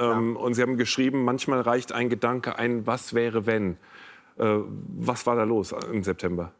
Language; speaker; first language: German; native; German